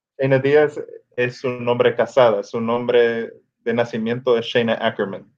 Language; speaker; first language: Spanish; early bilingual, other home language; English